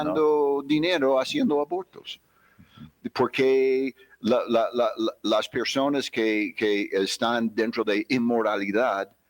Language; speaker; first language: Spanish; non-native, fluent; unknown